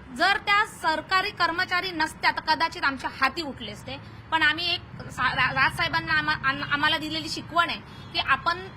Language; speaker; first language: Marathi; native; Marathi